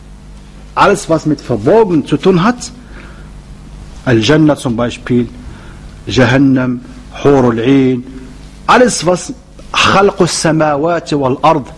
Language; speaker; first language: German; non-native, learner; Arabic